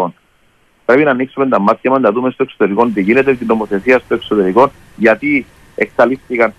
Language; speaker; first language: Greek; native; Greek